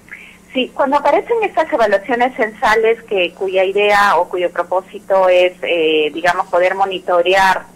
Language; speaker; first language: Spanish; native; Spanish